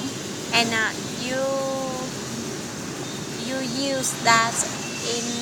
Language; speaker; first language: English; non-native, learner; Vietnamese